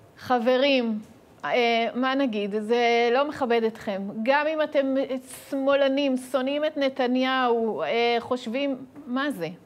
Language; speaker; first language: Hebrew; native; Hebrew